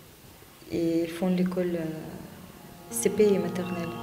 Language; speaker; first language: French; non-native, fluent; Russian